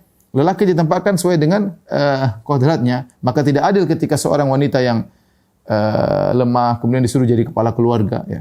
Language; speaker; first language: Indonesian; native; Indonesian